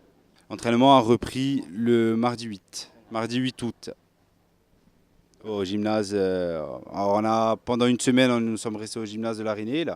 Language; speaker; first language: French; native; French